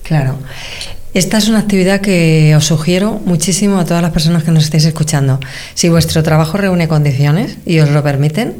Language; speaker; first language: Spanish; native; Spanish